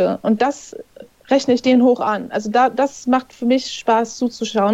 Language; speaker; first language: German; native; German